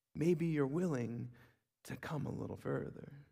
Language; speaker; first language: English; native; English